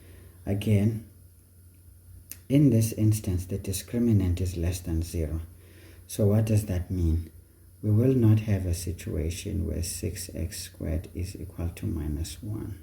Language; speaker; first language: English; non-native, local second language; Xhosa